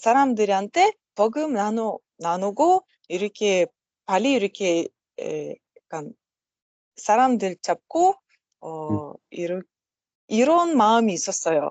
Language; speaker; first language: Korean; non-native, learner; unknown